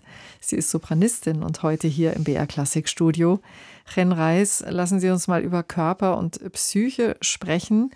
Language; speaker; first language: German; native; German